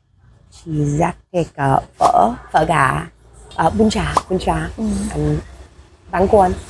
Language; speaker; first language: Vietnamese; non-native, learner; English